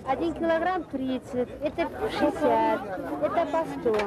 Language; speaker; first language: Russian; non-native, local second language; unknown